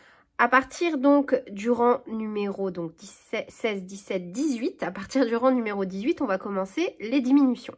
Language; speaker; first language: French; native; French